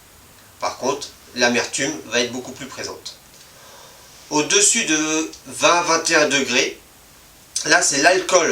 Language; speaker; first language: French; native; French